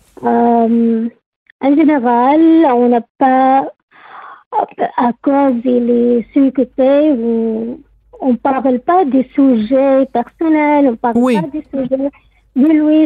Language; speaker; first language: French; non-native, learner; Arabic